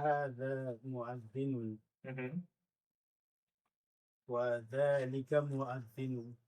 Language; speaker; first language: Arabic; non-native, learner; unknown